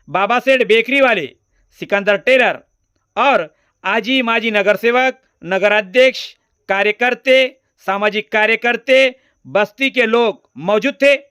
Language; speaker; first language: Hindi; non-native, local second language; Marathi